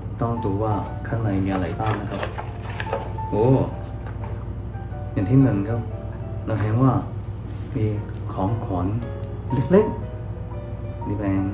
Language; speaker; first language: Thai; non-native, fluent; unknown